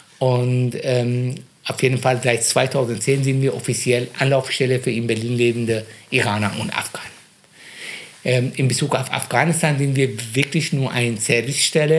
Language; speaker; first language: German; non-native, fluent; Persian